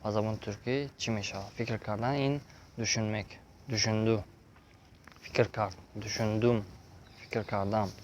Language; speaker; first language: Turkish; non-native, learner; Tajik